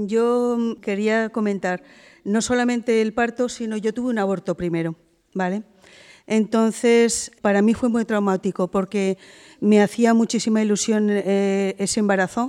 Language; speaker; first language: Spanish; native; Spanish